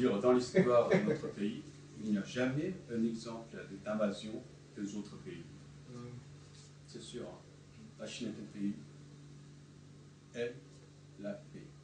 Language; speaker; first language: French; non-native, fluent; Chinese